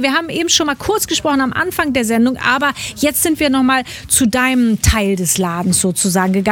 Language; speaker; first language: German; native; German